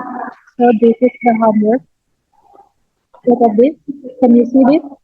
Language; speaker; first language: English; non-native, learner; Indonesian